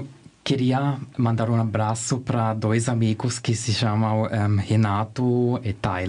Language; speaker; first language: Portuguese; non-native, learner; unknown